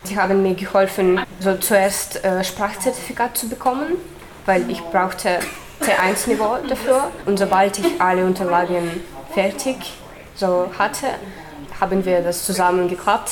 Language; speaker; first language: German; non-native, fluent; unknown